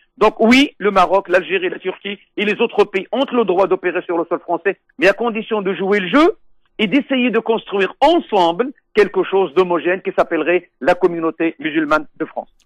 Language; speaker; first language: French; non-native, local second language; Arabic